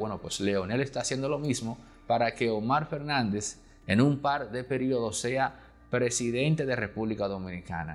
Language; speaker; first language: Spanish; native; Spanish